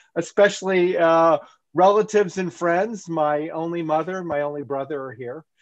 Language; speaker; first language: English; native; English